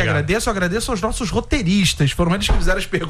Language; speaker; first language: Portuguese; native; Portuguese